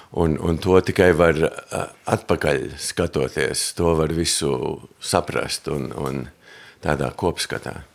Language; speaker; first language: Latvian; early bilingual, heritage; Latvian